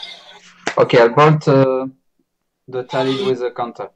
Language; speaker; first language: English; non-native, learner; Spanish